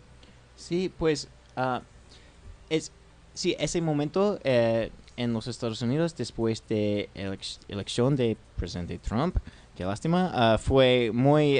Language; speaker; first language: Spanish; non-native, learner; English